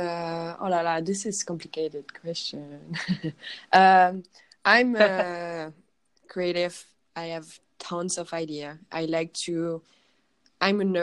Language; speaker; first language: English; non-native, fluent; French